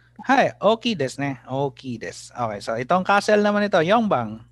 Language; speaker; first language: Japanese; non-native, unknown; Filipino